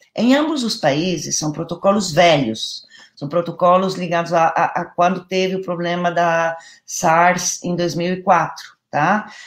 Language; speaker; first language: Portuguese; non-native, fluent; Italian